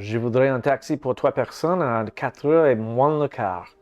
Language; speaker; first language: French; non-native, learner; English